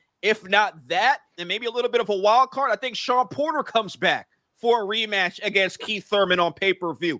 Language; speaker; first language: English; native; English